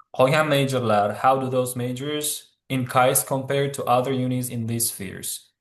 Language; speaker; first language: English; non-native, fluent; Uzbek